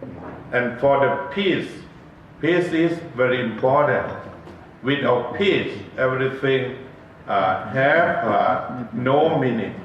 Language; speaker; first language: English; non-native, learner; Thai